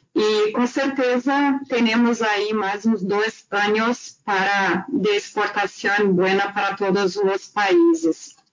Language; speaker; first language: Spanish; non-native, learner; Portuguese